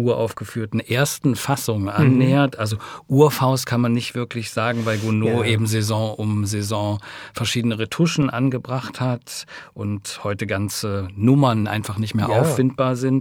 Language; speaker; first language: German; native; German